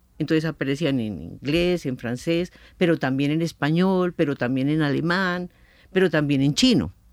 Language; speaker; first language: Spanish; native; Spanish